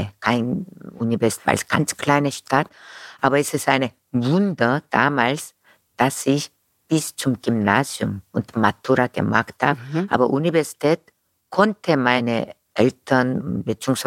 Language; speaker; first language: German; non-native, fluent; Korean